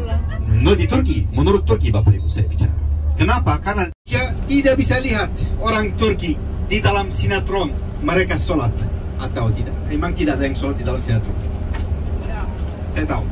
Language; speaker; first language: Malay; non-native, fluent; Turkish